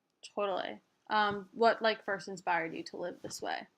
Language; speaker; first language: English; native; English